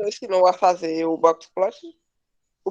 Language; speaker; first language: Portuguese; native; Portuguese